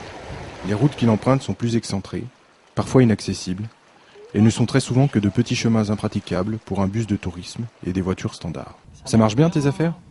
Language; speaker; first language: French; native; French